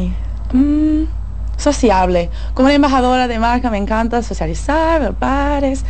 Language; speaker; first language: Spanish; non-native, fluent; English